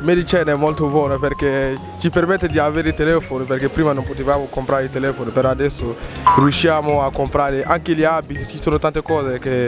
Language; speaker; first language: Italian; non-native, fluent; Chinese